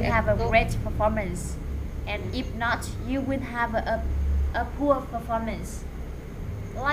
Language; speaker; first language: English; non-native, fluent; Vietnamese